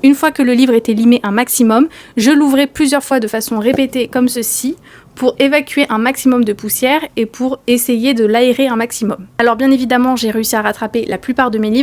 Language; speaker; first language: French; native; French